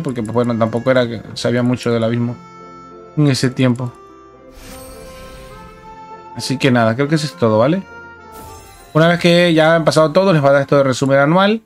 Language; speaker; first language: Spanish; native; Spanish